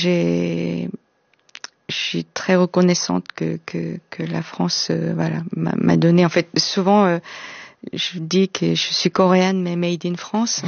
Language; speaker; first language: French; non-native, fluent; Korean